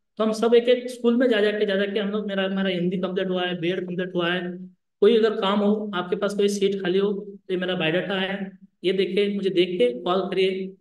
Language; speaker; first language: Hindi; non-native, local second language; Lambadi